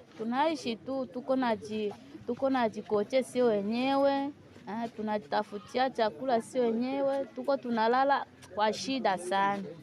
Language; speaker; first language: Swahili; native; Swahili